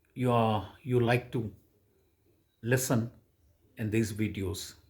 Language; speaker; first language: English; non-native, local second language; Punjabi